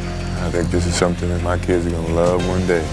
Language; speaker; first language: English; native; English